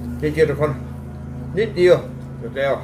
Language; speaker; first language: Thai; non-native, learner; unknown